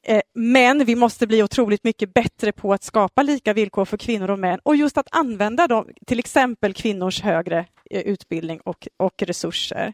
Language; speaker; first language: Swedish; native; Swedish